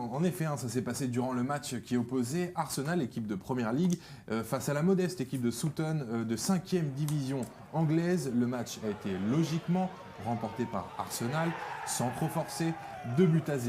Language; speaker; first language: French; native; French